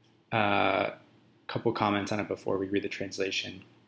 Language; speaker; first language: English; native; English